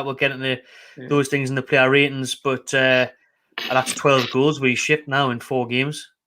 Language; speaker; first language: English; native; English